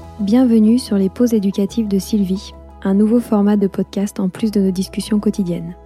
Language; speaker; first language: French; native; French